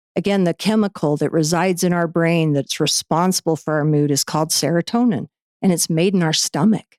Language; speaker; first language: English; native; English